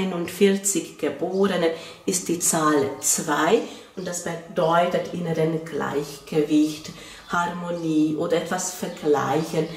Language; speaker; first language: German; non-native, fluent; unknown